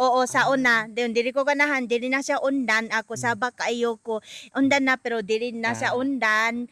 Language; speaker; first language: Cebuano; non-native, learner; Japanese